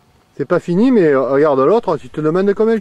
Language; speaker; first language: French; native; French